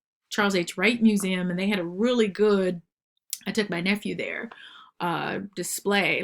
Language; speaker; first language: English; native; English